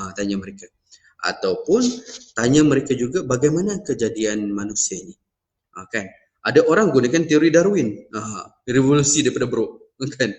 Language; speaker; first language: Malay; non-native, local second language; Iban